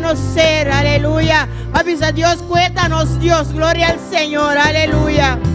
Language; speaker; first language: Spanish; non-native, learner; Papiamento